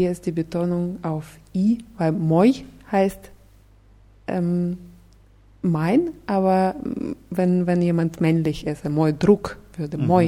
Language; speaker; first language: German; non-native, fluent; Russian